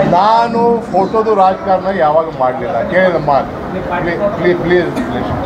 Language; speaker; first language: Kannada; non-native, local second language; Urdu